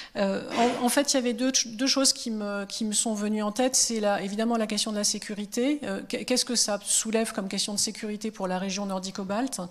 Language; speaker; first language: French; native; French